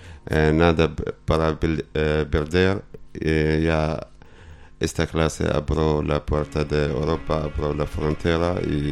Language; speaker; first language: Spanish; non-native, learner; Arabic